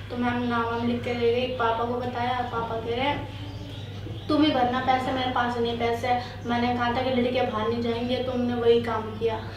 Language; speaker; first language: Hindi; native; Hindi